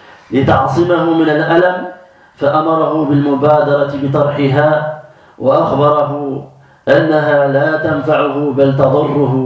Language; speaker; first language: Arabic; non-native, fluent; French